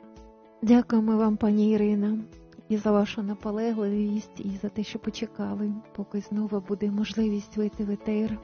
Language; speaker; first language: Ukrainian; native; Ukrainian